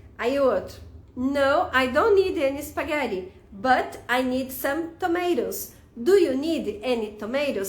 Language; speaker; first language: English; non-native, fluent; Portuguese